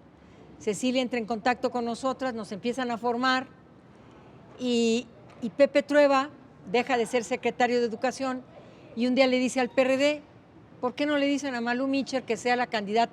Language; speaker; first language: Spanish; native; Spanish